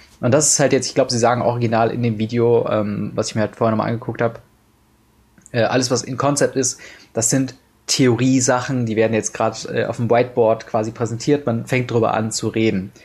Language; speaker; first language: German; native; German